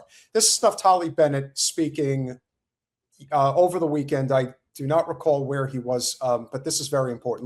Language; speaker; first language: English; native; English